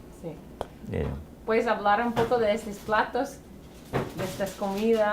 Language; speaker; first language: Spanish; non-native, fluent; English